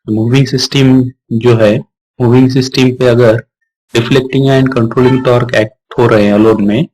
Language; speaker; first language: Hindi; non-native, local second language; Marathi